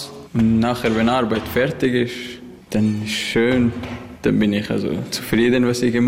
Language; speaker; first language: German; non-native, learner; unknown